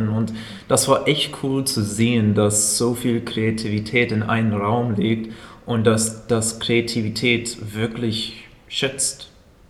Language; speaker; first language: German; non-native, fluent; English